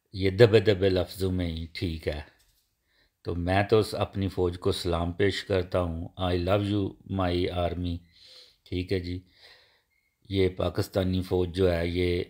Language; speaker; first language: Urdu; non-native, local second language; Punjabi